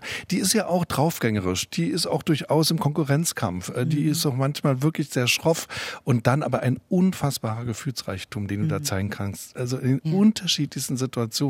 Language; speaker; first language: German; native; German